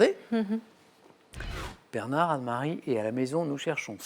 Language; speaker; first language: French; native; French